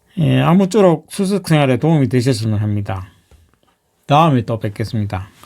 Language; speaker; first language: Korean; native; Korean